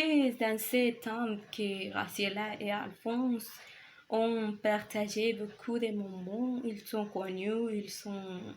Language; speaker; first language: French; non-native, learner; Spanish